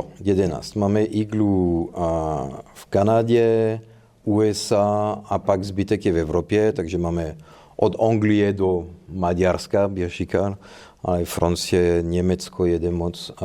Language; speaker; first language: Czech; non-native, fluent; French